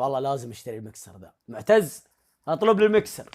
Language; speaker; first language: Arabic; native; Arabic